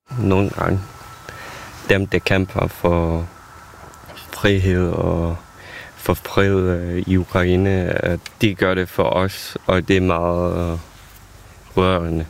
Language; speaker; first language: Danish; non-native, fluent; Ukrainian